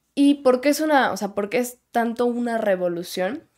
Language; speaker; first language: Spanish; native; Spanish